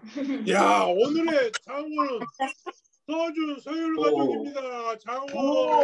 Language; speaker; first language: Korean; native; Korean